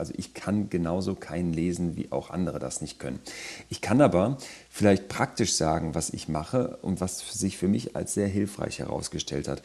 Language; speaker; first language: German; native; German